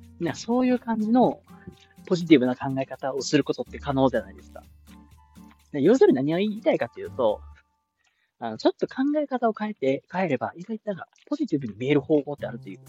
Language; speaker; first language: Japanese; native; Japanese